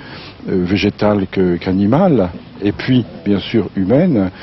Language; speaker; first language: French; native; French